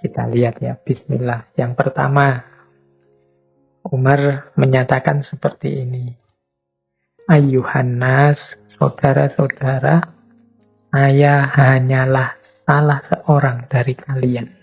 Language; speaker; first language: Indonesian; native; Indonesian